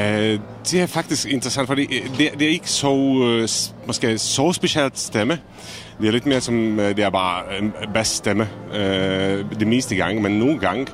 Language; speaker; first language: Danish; non-native, fluent; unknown